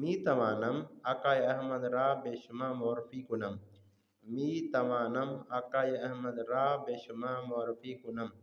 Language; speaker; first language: Persian; non-native, fluent; Urdu